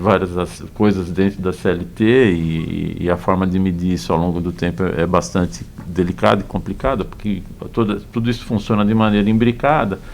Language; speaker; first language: Portuguese; native; Portuguese